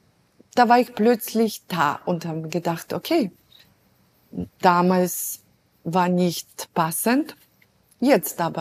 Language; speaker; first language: German; non-native, fluent; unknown